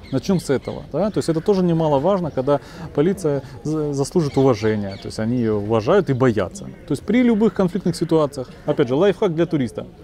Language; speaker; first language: Russian; native; Russian